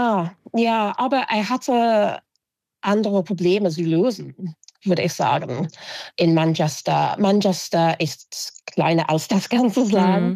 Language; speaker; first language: German; non-native, fluent; English